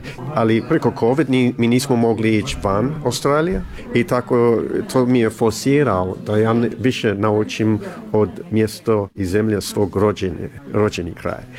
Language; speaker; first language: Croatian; early bilingual, heritage; English